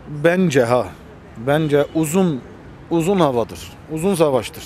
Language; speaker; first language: Turkish; non-native, fluent; Armenian